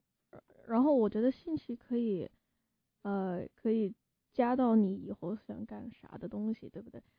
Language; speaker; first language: Chinese; early bilingual, heritage; Chinese